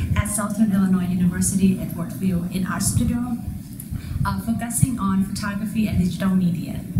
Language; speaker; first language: English; non-native, fluent; Thai